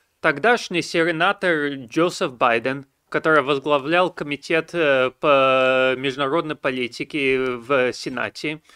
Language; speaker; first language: Russian; early bilingual, heritage; Russian